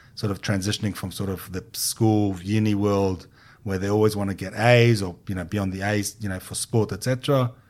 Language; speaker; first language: English; non-native, fluent; Hebrew